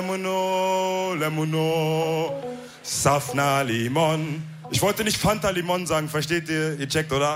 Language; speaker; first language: German; early bilingual, other home language; Wolof